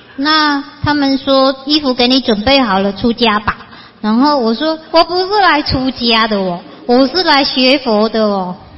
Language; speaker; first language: Chinese; native; Chinese